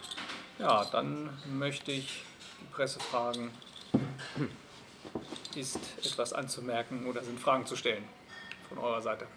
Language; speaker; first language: German; native; German